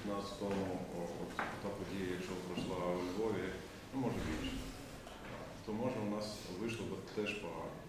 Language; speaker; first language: Ukrainian; non-native, fluent; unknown